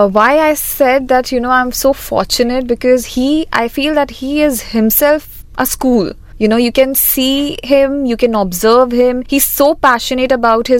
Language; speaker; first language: English; non-native, local second language; Hindi